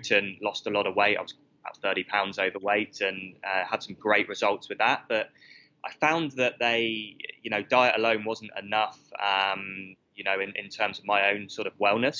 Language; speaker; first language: English; native; English